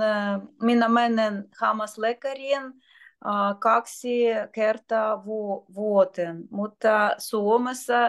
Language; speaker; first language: Finnish; non-native, learner; Russian